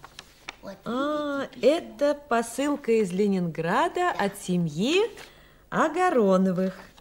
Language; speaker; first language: Russian; native; Russian